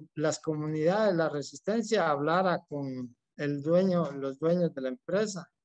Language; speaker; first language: Spanish; native; Spanish